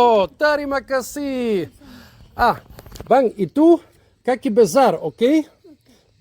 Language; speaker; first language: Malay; non-native, learner; German